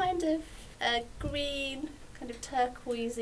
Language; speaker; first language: English; native; English